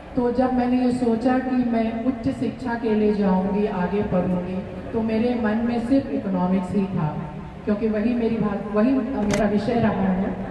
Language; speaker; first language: Hindi; native; Hindi